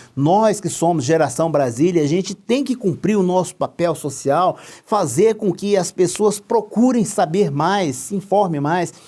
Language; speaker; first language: Portuguese; native; Portuguese